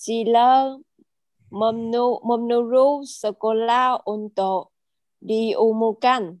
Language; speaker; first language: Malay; non-native, learner; Vietnamese